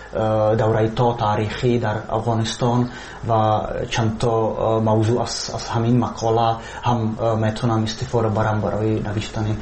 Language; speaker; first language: Persian; non-native, fluent; Czech